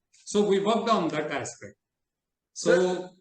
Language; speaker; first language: English; non-native, local second language; Telugu